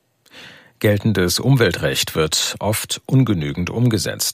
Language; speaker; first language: German; native; German